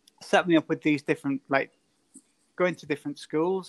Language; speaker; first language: English; native; English